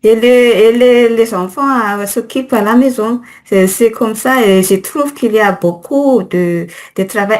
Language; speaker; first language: French; non-native, learner; Malagasy